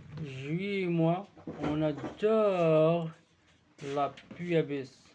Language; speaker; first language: French; non-native, learner; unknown